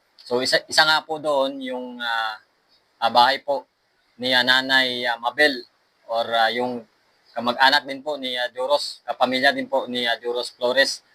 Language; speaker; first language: Filipino; non-native, local second language; Aklanon